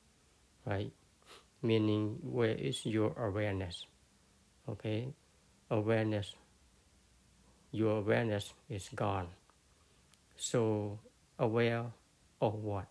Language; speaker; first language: English; non-native, fluent; Khmer